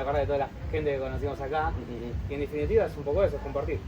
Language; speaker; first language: Spanish; native; Spanish